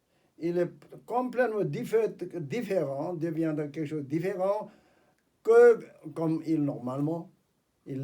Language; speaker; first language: French; non-native, fluent; Tibetan